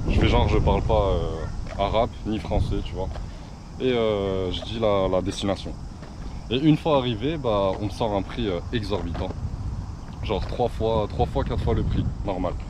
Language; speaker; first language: French; non-native, local second language; Arabic